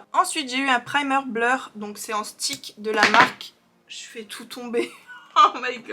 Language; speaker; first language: French; native; French